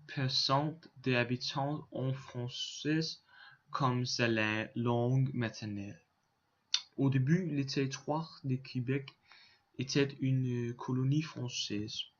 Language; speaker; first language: French; non-native, learner; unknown